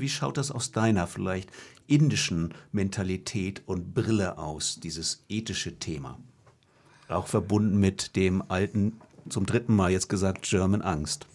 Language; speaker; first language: German; native; German